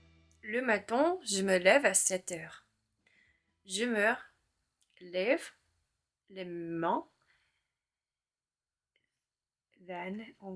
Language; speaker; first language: French; non-native, learner; English